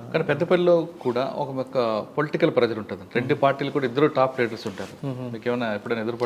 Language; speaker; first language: Telugu; native; Telugu